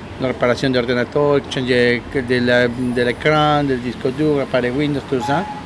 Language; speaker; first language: French; non-native, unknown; Spanish